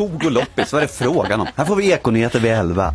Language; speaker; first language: Swedish; native; Swedish